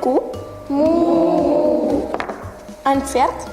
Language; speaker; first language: German; non-native, learner; Lithuanian